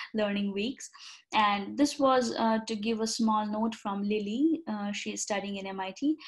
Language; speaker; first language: English; non-native, local second language; Bangla